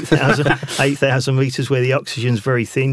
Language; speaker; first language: English; native; English